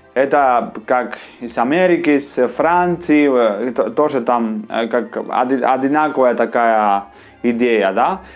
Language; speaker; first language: Russian; non-native, learner; Spanish